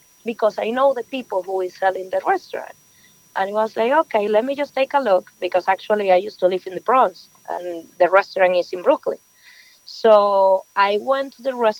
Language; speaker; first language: English; non-native, learner; Spanish